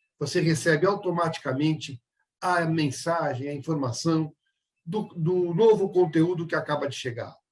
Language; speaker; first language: Portuguese; native; Portuguese